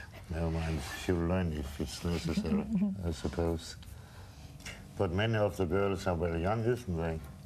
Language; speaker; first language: English; non-native, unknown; Danish